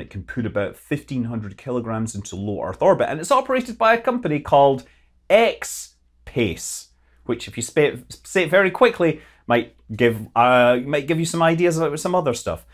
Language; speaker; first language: English; native; English